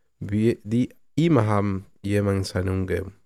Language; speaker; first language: German; non-native, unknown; Spanish